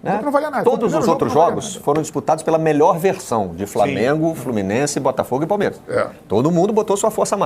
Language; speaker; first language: Portuguese; native; Portuguese